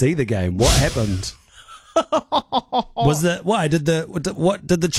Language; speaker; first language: English; native; English